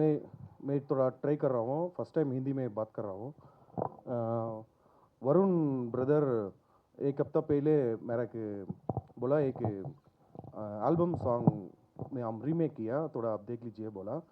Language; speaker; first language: Hindi; non-native, local second language; Telugu